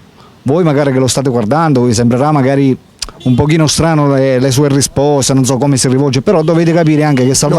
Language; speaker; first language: Italian; native; Italian